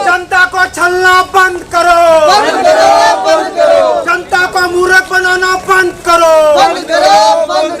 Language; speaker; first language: Hindi; native; Hindi